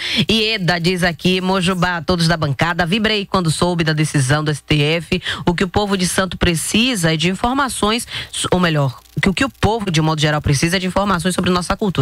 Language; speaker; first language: Portuguese; native; Portuguese